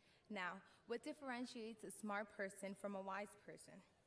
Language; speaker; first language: English; early bilingual, other home language; Spanish